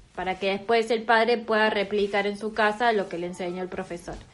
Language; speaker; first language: Spanish; native; Spanish